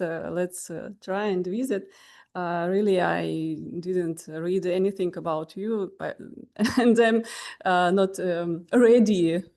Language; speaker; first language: English; non-native, learner; Russian